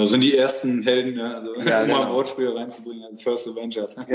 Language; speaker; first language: German; native; German